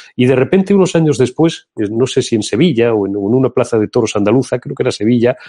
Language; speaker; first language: Spanish; native; Spanish